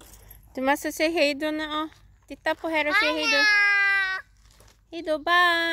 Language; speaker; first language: Swedish; non-native, learner; Filipino